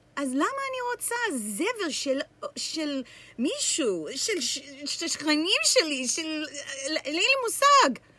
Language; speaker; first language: Hebrew; non-native, learner; English